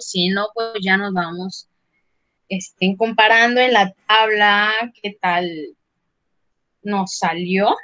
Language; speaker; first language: Spanish; native; Spanish